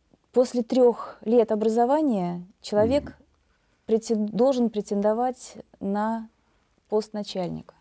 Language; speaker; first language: Russian; native; Russian